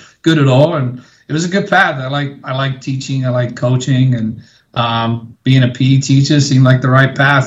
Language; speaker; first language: English; native; English